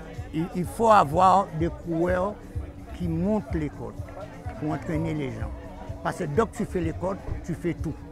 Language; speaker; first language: French; non-native, local second language; Guadeloupean Creole French